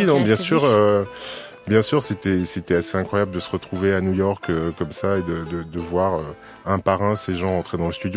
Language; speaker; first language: French; native; French